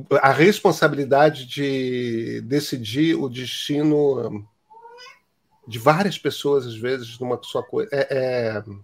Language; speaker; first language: Portuguese; native; Portuguese